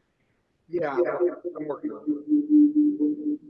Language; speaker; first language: English; non-native, fluent; Russian